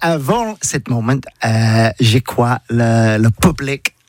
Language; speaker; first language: French; non-native, learner; English